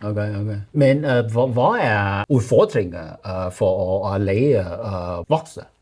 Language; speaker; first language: Danish; non-native, learner; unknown